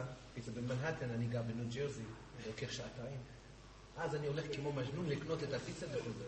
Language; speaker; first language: Hebrew; non-native, fluent; English